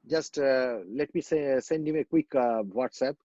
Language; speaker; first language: English; non-native, local second language; Bangla